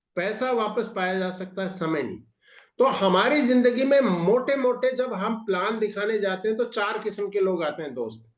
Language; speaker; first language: Hindi; native; Hindi